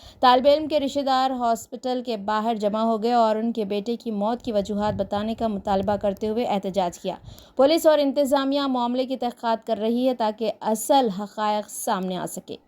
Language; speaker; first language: Urdu; native; Urdu